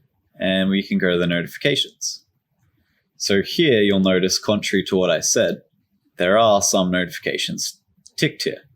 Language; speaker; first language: English; native; English